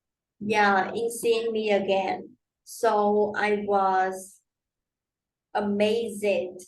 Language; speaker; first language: English; non-native, learner; Vietnamese